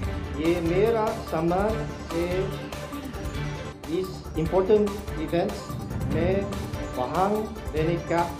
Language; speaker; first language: Hindi; non-native, learner; Korean